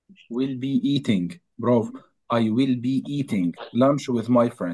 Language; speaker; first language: English; non-native, fluent; Arabic